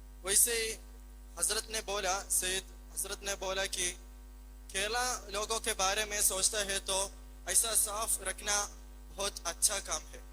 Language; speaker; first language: Hindi; non-native, local second language; Malayalam